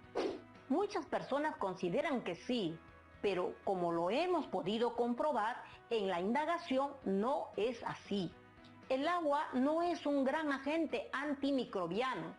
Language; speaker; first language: Spanish; native; Spanish